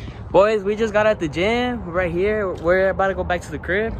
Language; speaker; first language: English; early bilingual, other home language; Spanish